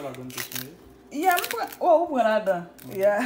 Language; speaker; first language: French; non-native, local second language; Haitian Creole